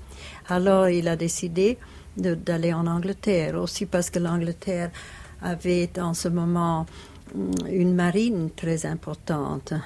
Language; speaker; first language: French; non-native, fluent; Italian